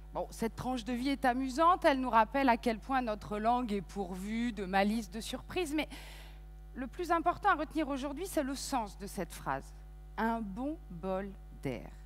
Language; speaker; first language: French; native; French